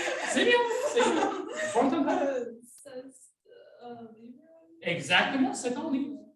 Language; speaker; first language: French; non-native, fluent; English